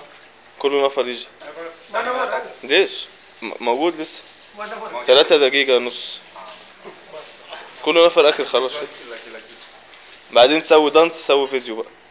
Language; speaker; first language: Arabic; non-native, learner; Tamil